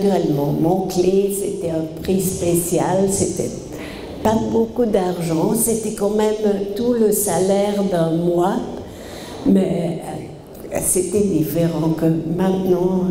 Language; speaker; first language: French; non-native, fluent; German